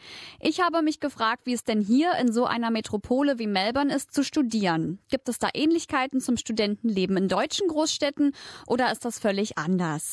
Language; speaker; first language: German; native; German